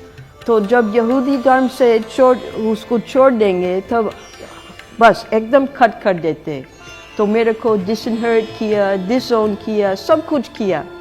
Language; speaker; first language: Hindi; non-native, fluent; English